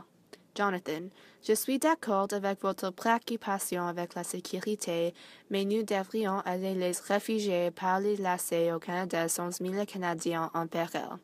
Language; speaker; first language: French; non-native, learner; English